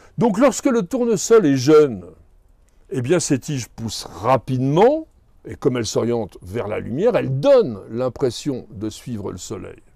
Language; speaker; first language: French; native; French